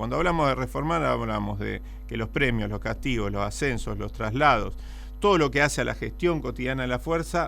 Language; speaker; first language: Spanish; native; Spanish